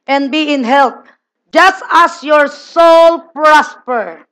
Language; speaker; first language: English; non-native, local second language; Filipino